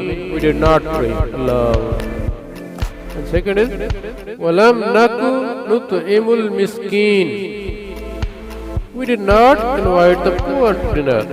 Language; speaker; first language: English; non-native, local second language; Urdu